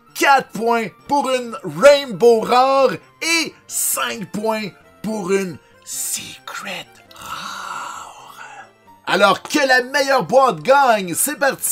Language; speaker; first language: French; native; French